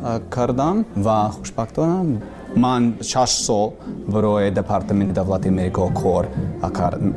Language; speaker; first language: Persian; non-native, learner; English